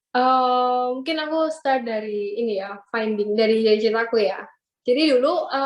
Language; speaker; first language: Indonesian; native; Indonesian